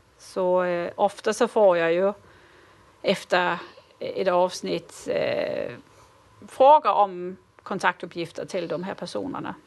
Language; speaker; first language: Swedish; native; Swedish